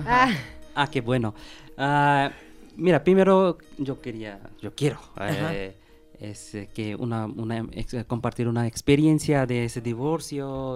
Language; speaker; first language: Spanish; non-native, learner; Bangla